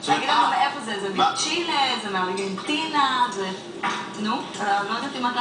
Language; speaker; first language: Hebrew; native; Hebrew